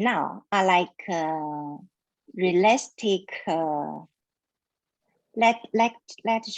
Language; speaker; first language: English; non-native, learner; Chinese